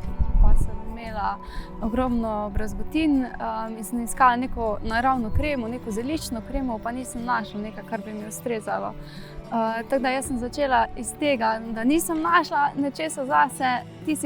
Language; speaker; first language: Slovenian; native; Slovenian